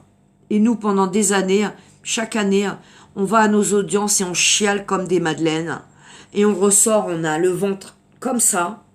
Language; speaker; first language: French; native; French